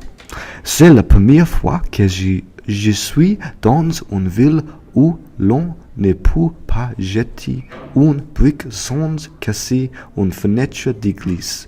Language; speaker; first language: French; non-native, learner; English